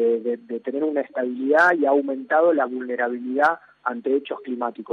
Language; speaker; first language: Spanish; native; Spanish